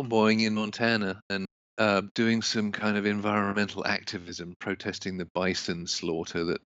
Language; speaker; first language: English; native; English